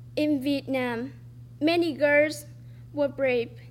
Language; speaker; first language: English; non-native, fluent; Vietnamese